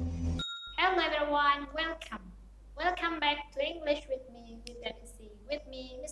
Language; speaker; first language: English; non-native, fluent; Indonesian